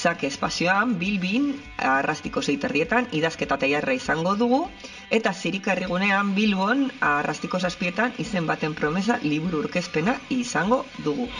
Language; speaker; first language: Basque; native; Basque